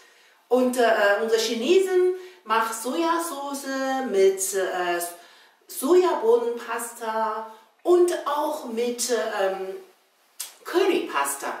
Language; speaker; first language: German; non-native, learner; Chinese